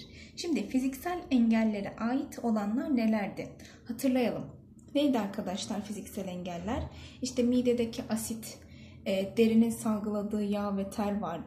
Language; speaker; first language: Turkish; native; Turkish